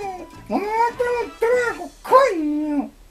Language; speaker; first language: Spanish; early bilingual, heritage; Spanish